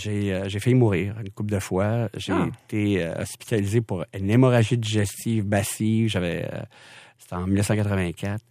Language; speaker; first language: French; native; French